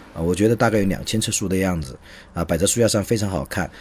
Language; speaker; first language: Chinese; native; Chinese